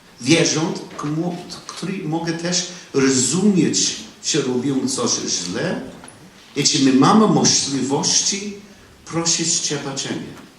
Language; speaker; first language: Polish; non-native, learner; English